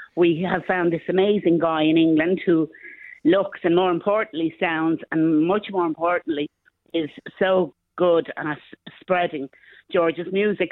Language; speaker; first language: English; native; English